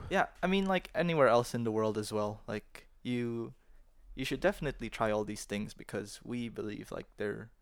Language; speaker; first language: English; non-native, local second language; Filipino